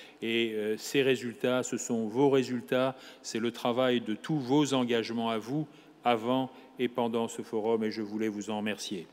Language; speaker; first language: French; native; French